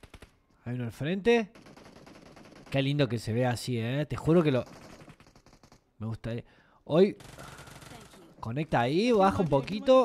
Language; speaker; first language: Spanish; native; Spanish